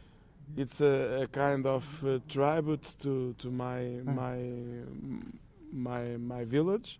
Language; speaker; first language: English; non-native, fluent; Portuguese